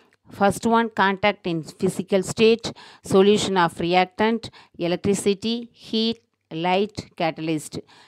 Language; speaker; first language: English; non-native, local second language; Tamil